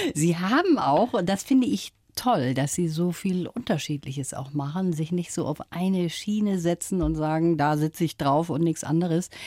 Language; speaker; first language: German; native; German